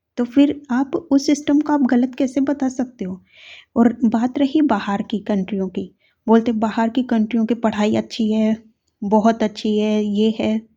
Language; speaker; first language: Hindi; native; Hindi